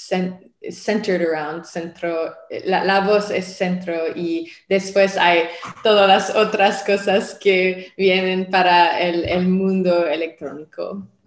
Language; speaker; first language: Spanish; non-native, learner; French